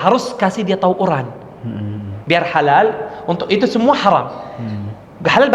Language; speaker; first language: Indonesian; non-native, learner; Arabic